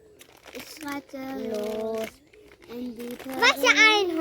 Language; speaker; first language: German; early bilingual, other home language; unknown